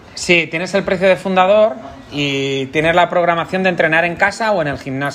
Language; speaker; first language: Spanish; non-native, learner; Portuguese